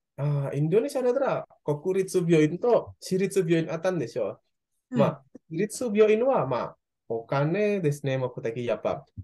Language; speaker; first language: Japanese; non-native, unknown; Indonesian